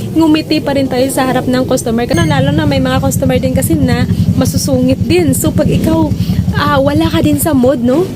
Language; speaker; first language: Filipino; non-native, local second language; Hiligaynon